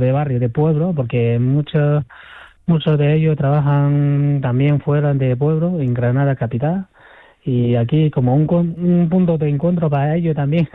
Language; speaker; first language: Spanish; non-native, fluent; Chinese